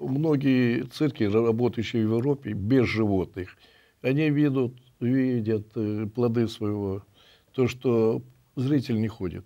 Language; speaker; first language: Russian; native; Russian